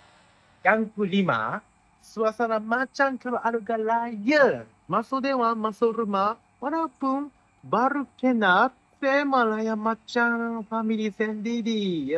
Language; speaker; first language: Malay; non-native, fluent; Japanese